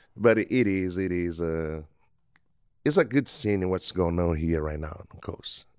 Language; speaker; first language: English; non-native, learner; Portuguese